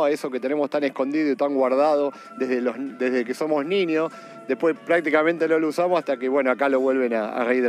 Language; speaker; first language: Spanish; native; Spanish